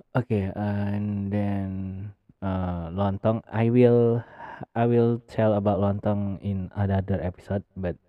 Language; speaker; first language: English; non-native, learner; Indonesian